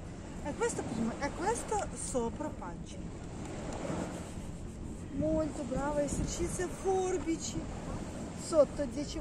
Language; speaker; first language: Italian; non-native, learner; Russian